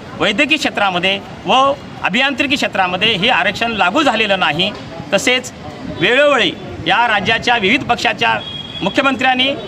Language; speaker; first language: Marathi; non-native, local second language; Telugu